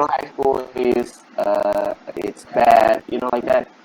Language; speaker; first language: English; non-native, learner; Indonesian